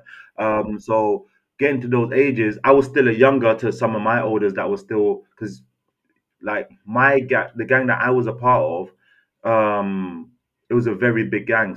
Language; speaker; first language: English; native; English